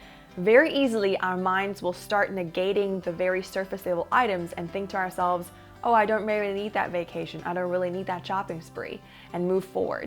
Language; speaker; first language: English; early bilingual, other home language; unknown